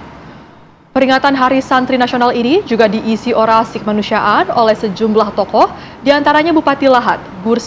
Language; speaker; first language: Indonesian; native; Indonesian